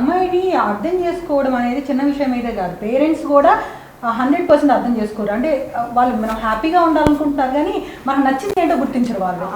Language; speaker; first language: Telugu; native; Telugu